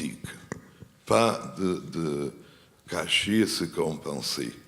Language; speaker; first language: French; non-native, fluent; Portuguese